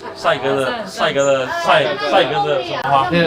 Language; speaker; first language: Chinese; native; Chinese